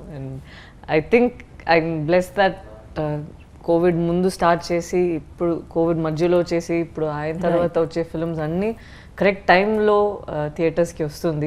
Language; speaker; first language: Telugu; non-native, fluent; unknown